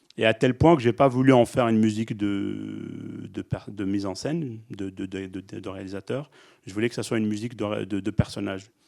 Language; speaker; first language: French; early bilingual, other home language; Arabic